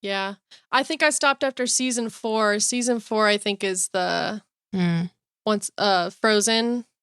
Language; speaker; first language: English; native; English